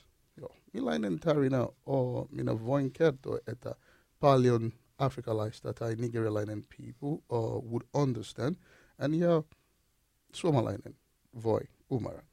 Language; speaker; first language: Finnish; non-native, learner; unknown